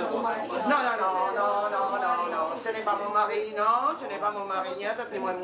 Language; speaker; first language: French; non-native, learner; Russian